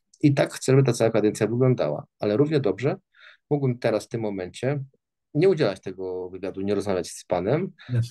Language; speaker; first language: Polish; native; Polish